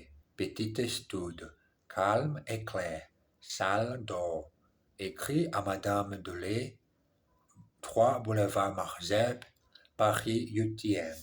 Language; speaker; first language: French; non-native, learner; English